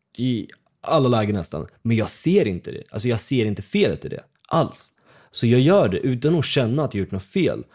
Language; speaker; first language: Swedish; early bilingual, other home language; Russian